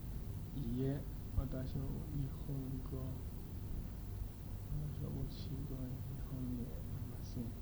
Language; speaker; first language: Japanese; non-native, learner; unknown